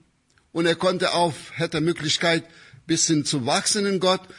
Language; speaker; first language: German; non-native, fluent; Albanian